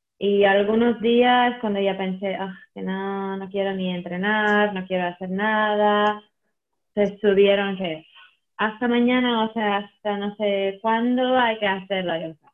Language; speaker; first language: Spanish; non-native, fluent; Latvian